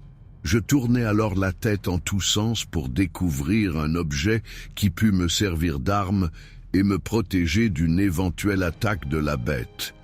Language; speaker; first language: French; native; French